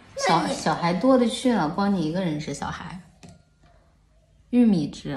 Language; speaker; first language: Chinese; native; Chinese